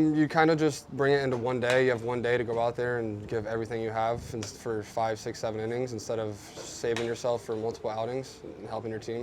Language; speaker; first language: English; native; English